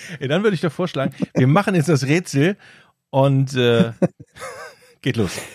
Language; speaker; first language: German; native; German